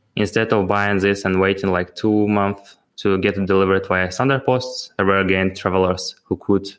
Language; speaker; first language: English; non-native, fluent; Ukrainian